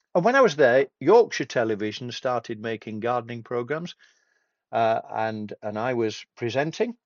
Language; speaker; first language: English; native; English